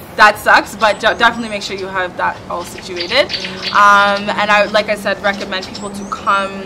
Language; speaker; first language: English; native; English